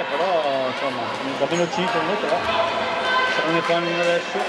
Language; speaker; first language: Italian; native; Italian